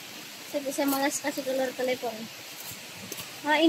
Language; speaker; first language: Indonesian; non-native, local second language; Malay